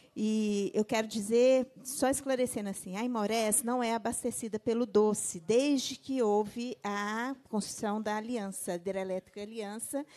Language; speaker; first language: Portuguese; native; Portuguese